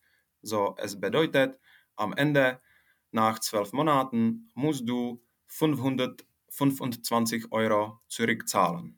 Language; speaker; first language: German; non-native, fluent; Czech